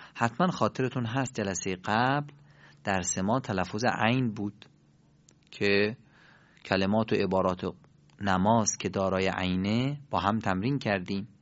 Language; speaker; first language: Persian; native; Persian